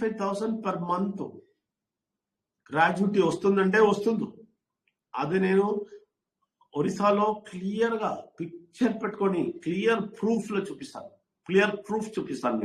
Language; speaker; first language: Telugu; non-native, learner; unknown